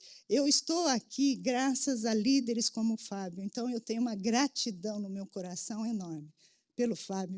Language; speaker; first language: Portuguese; native; Portuguese